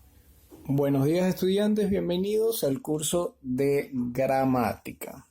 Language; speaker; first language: Spanish; native; Spanish